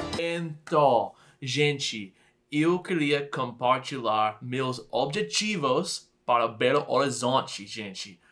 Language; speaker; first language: Portuguese; non-native, learner; Dutch